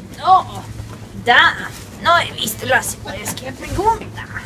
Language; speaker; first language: Spanish; non-native, learner; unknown